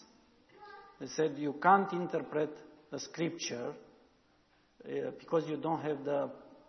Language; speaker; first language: English; non-native, learner; Romanian